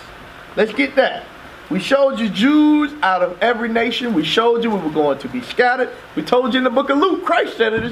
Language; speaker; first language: English; native; English